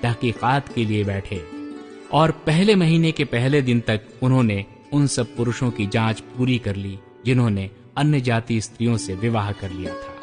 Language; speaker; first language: Hindi; native; Hindi